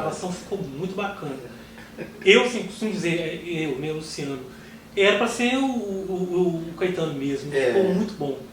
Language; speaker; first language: Portuguese; native; Portuguese